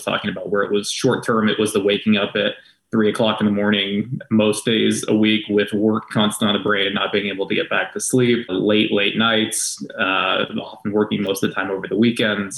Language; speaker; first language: English; native; English